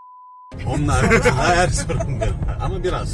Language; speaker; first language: Turkish; early bilingual, heritage; Turkish